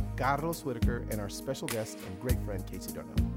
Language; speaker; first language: English; early bilingual, other home language; Spanish